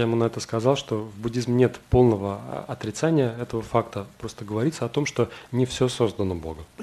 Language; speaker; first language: Russian; native; Russian